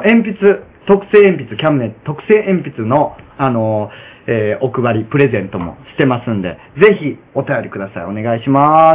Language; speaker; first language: Japanese; native; Japanese